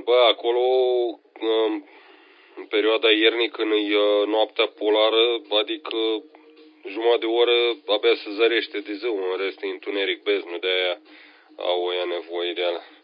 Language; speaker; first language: Romanian; native; Romanian